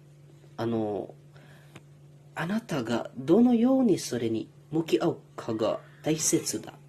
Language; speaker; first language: Japanese; non-native, learner; Indonesian